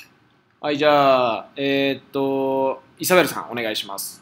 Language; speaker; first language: Japanese; non-native, fluent; Spanish